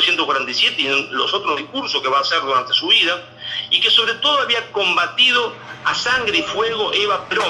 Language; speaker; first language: Spanish; native; Spanish